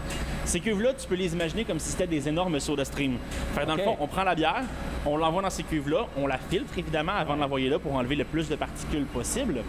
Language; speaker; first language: French; native; French